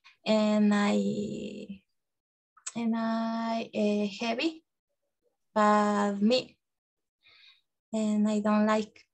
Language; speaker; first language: English; non-native, learner; Spanish